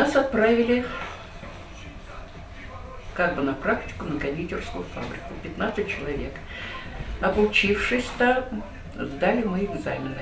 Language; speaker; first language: Russian; native; Russian